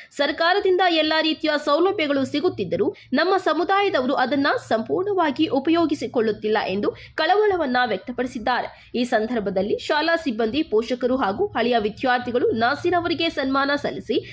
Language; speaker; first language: Kannada; native; Kannada